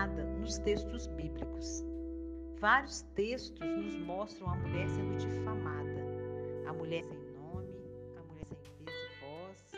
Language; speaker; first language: Portuguese; native; Portuguese